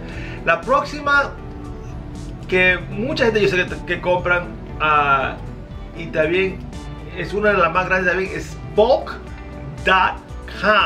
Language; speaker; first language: Spanish; early bilingual, heritage; Spanish